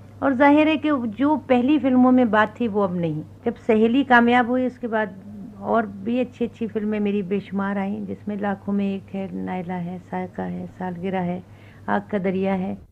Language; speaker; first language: Urdu; native; Urdu